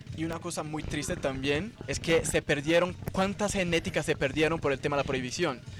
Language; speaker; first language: Spanish; non-native, fluent; Portuguese